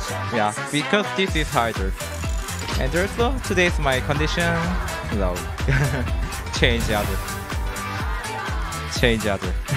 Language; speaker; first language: English; non-native, learner; Korean